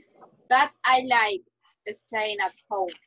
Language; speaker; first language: English; non-native, fluent; Spanish